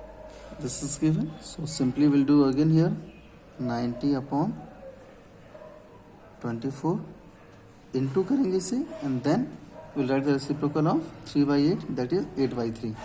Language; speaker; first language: English; non-native, local second language; Hindi